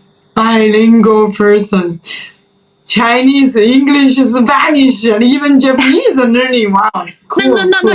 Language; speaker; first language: English; non-native, fluent; Chinese